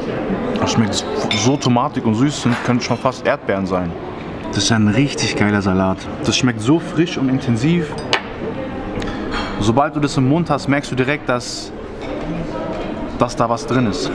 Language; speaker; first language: German; native; German